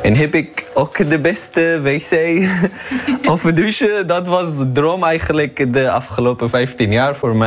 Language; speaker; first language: Dutch; non-native, learner; Arabic